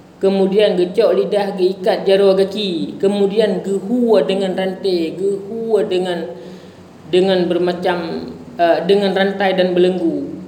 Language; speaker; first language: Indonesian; non-native, local second language; Achinese